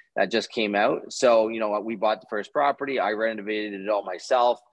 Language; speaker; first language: English; native; English